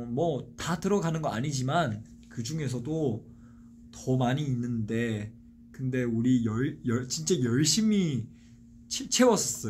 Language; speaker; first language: Korean; non-native, fluent; Chinese